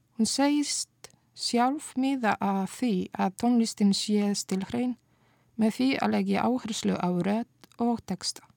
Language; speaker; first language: Icelandic; non-native, fluent; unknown